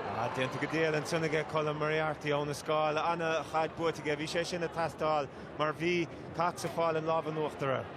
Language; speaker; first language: Irish; native; Irish